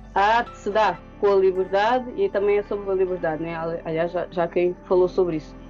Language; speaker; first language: Portuguese; non-native, local second language; Kabuverdianu